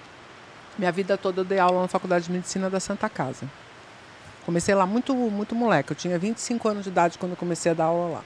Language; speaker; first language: Portuguese; native; Portuguese